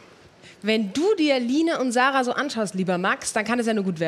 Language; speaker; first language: German; native; German